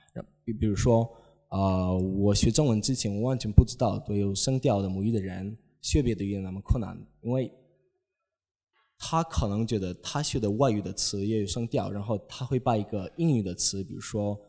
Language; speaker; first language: Chinese; non-native, fluent; Polish